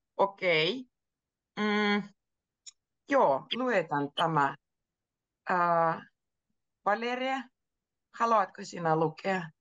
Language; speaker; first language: Finnish; native; Finnish